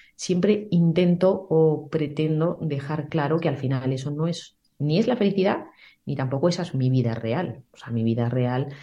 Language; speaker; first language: Spanish; native; Spanish